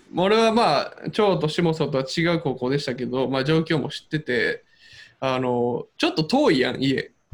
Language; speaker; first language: Japanese; native; Japanese